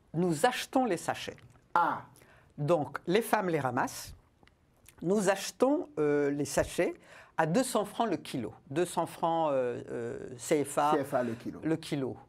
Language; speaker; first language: French; non-native, local second language; Rundi